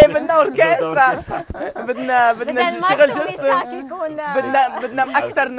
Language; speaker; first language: Arabic; early bilingual, heritage; Arabic